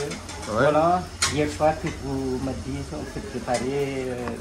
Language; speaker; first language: French; non-native, local second language; Malagasy